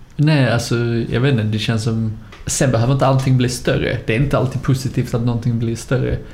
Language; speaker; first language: Swedish; native; Swedish